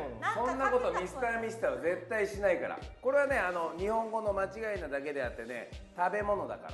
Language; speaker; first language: Japanese; native; Japanese